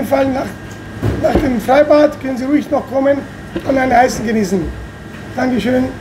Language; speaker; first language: German; non-native, fluent; Italian